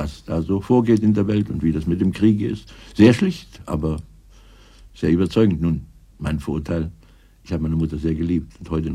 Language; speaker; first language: German; native; German